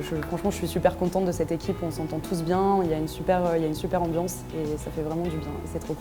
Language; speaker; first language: French; native; French